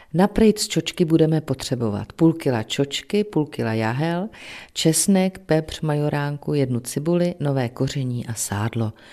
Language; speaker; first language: Czech; native; Czech